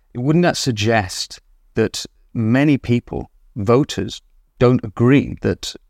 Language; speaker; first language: English; native; English